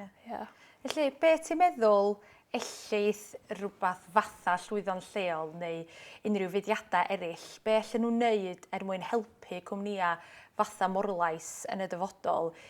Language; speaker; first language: Welsh; native; Welsh